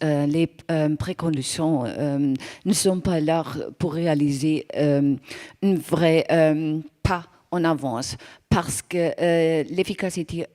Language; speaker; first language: French; non-native, fluent; German